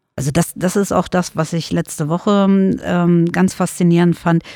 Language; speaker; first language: German; non-native, fluent; Bulgarian